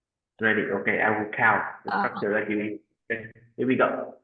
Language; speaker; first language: English; non-native, fluent; Vietnamese